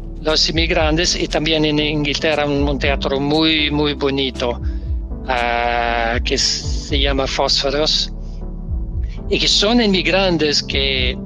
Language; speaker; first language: Spanish; non-native, learner; Danish